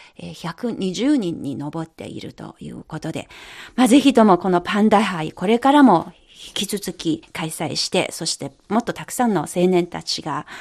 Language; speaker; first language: Japanese; non-native, fluent; Chinese